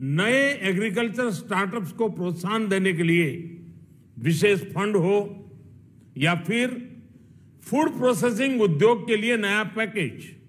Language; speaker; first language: Hindi; non-native, local second language; Gujarati